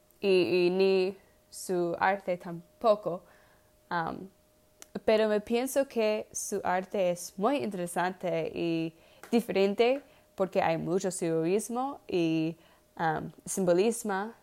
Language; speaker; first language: Spanish; non-native, learner; English